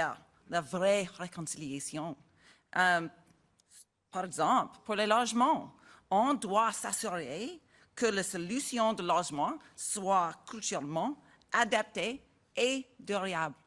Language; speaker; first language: French; non-native, learner; English